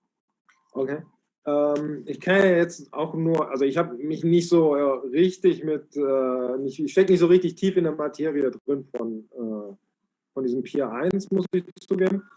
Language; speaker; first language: German; native; German